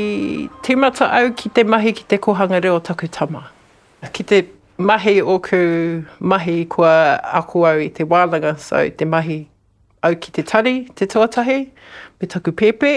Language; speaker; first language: Māori; non-native, local second language; English